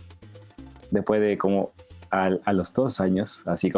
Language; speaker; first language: Spanish; native; Spanish